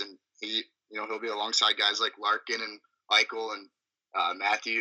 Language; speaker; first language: English; native; English